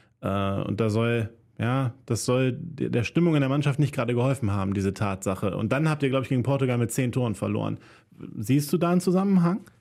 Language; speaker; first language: German; native; German